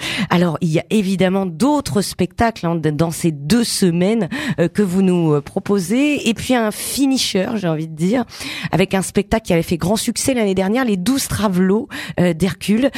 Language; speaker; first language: French; native; French